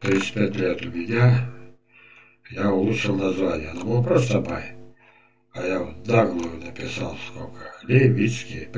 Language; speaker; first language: Russian; native; Russian